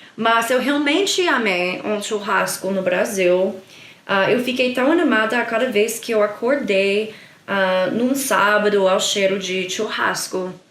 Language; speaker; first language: Portuguese; non-native, learner; English